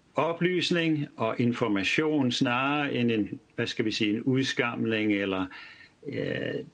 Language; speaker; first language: Danish; native; Danish